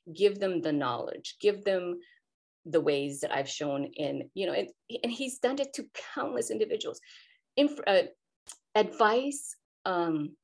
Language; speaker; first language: English; native; English